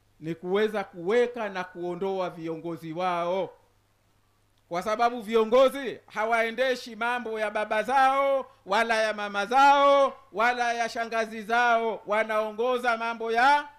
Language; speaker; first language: Swahili; native; Swahili